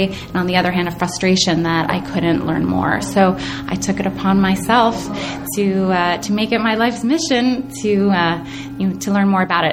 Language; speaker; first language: English; native; English